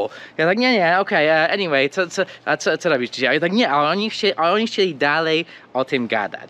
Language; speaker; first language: Polish; early bilingual, heritage; Polish